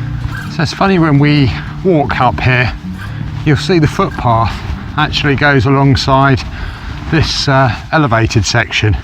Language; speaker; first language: English; native; English